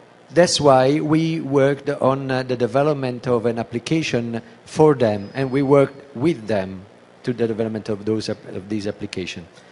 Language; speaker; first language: English; non-native, fluent; Italian